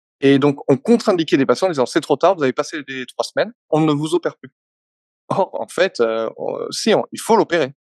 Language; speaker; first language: French; native; French